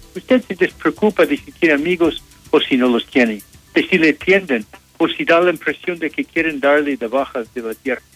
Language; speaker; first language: Spanish; non-native, fluent; English